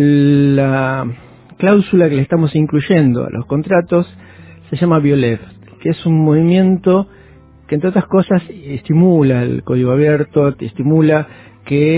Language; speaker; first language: Spanish; native; Spanish